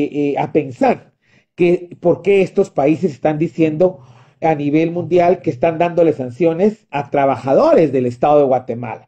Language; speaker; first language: Spanish; native; Spanish